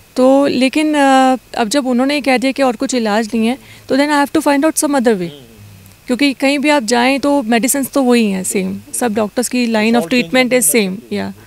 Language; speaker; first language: Hindi; native; Hindi